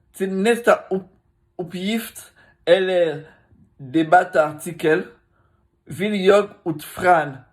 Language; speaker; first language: Swedish; non-native, learner; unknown